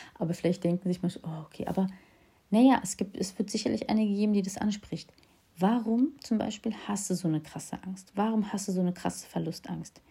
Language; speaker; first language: German; early bilingual, other home language; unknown